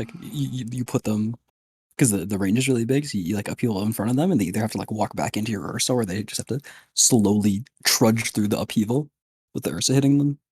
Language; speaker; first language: English; native; English